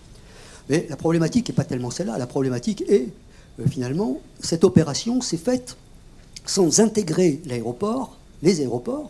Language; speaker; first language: French; native; French